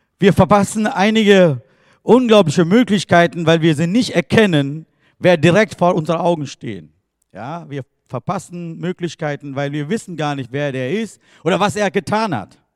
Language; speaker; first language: German; non-native, fluent; Tamil